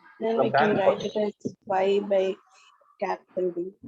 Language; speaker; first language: English; non-native, local second language; Tamil